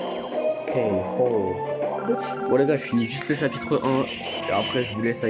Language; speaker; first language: French; native; French